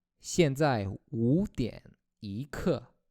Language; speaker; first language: Chinese; non-native, fluent; Polish